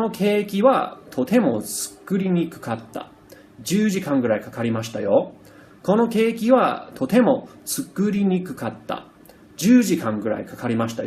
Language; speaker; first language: Japanese; non-native, fluent; English